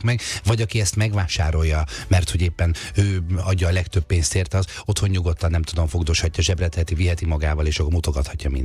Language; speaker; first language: Hungarian; native; Hungarian